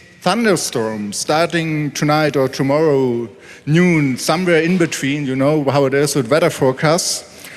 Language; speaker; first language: English; non-native, fluent; German